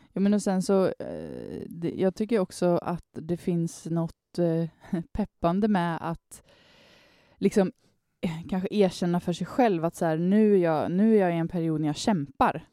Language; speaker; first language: Swedish; native; Swedish